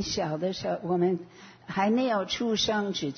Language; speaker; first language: Chinese; non-native, fluent; English